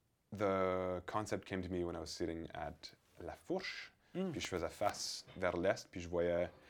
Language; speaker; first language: French; early bilingual, heritage; French